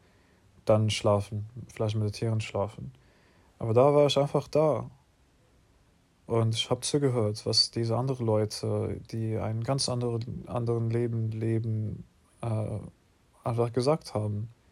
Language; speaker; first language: German; non-native, learner; English